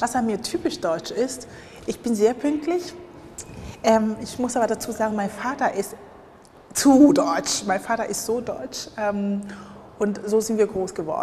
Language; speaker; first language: German; early bilingual, other home language; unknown